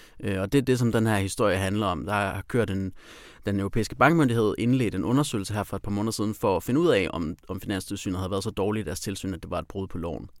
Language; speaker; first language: Danish; native; Danish